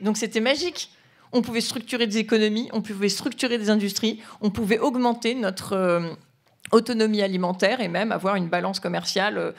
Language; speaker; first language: French; native; French